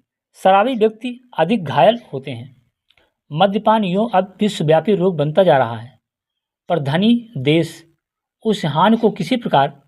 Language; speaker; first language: Hindi; native; Hindi